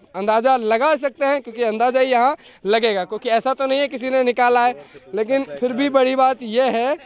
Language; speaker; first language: Hindi; native; Hindi